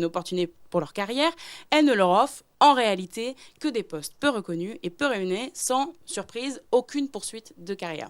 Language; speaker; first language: French; native; French